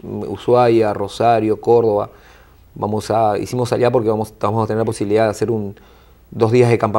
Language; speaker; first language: Spanish; native; Spanish